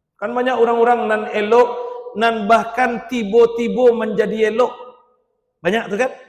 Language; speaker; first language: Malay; non-native, local second language; Minangkabau